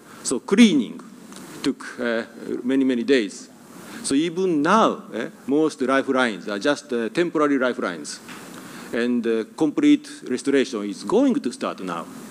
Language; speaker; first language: English; non-native, fluent; Japanese